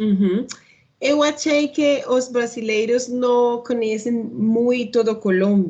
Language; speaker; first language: Portuguese; non-native, learner; Spanish